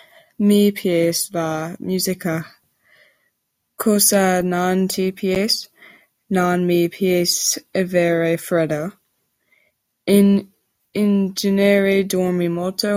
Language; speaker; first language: Italian; non-native, learner; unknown